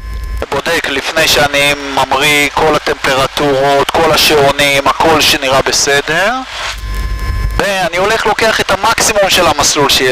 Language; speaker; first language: Hebrew; native; Hebrew